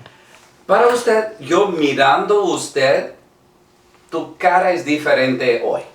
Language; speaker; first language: Spanish; non-native, learner; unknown